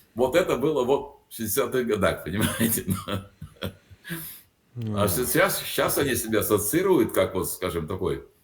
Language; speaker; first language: Russian; non-native, local second language; Latvian